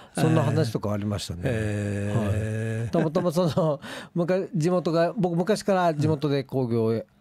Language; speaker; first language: Japanese; native; Japanese